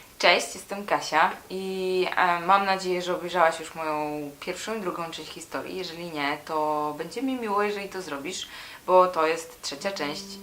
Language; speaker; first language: Polish; native; Polish